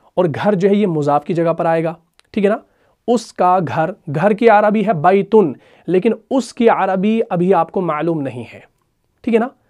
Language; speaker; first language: Urdu; non-native, local second language; Punjabi